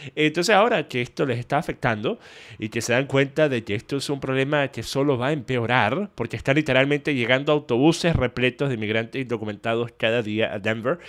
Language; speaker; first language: Spanish; native; Spanish